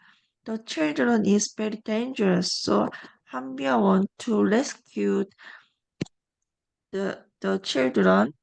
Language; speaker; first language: English; non-native, learner; Korean